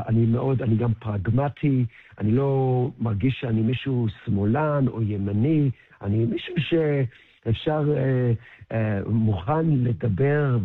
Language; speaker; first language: Hebrew; early bilingual, heritage; English